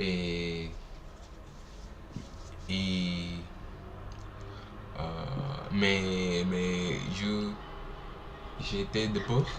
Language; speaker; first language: French; non-native, learner; Portuguese